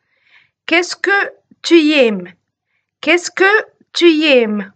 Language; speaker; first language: French; non-native, fluent; Arabic